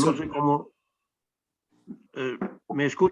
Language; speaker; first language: Spanish; non-native, fluent; German